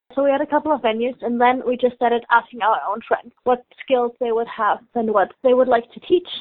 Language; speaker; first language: English; non-native, fluent; German